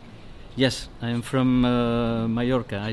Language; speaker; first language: English; non-native, learner; Spanish